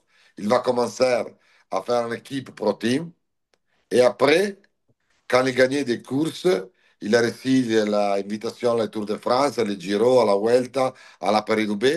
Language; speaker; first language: French; non-native, learner; Italian